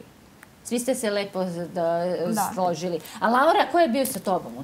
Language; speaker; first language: Serbian; native; Serbian